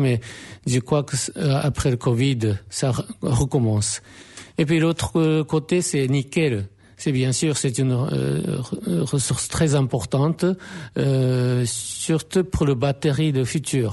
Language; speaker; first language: French; non-native, fluent; Japanese